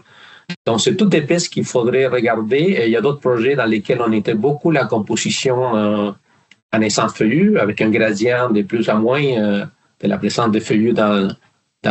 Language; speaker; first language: French; non-native, fluent; Spanish